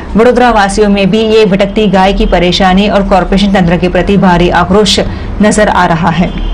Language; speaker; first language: Hindi; non-native, local second language; Gujarati